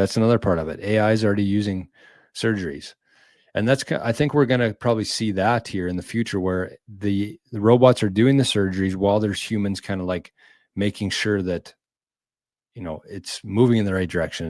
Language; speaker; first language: English; native; English